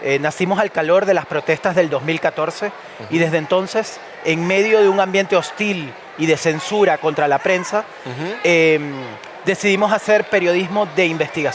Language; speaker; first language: Spanish; native; Spanish